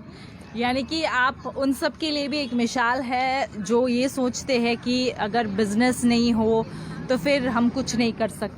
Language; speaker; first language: Hindi; native; Hindi